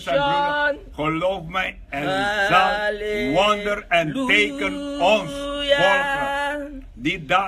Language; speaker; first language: Dutch; non-native, local second language; Papiamento